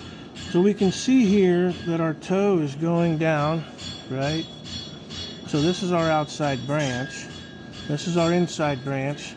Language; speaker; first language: English; native; English